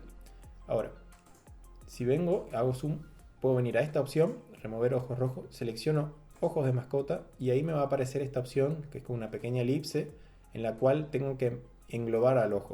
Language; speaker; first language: Spanish; native; Spanish